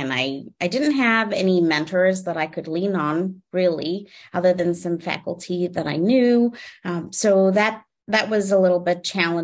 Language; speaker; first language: English; non-native, local second language; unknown